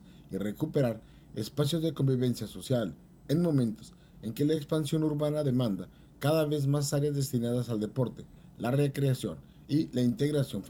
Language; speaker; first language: Spanish; native; Spanish